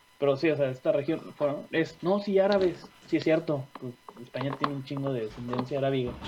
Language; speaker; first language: Spanish; native; Spanish